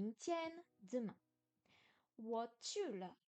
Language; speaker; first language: Chinese; non-native, learner; French